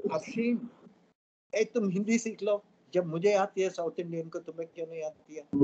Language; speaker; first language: Hindi; non-native, local second language; Tamil